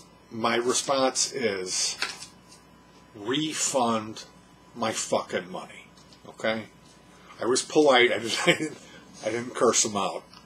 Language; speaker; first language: English; native; English